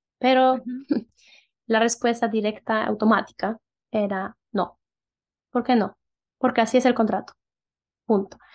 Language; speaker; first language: Spanish; non-native, fluent; Polish